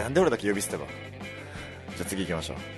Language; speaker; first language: Japanese; native; Japanese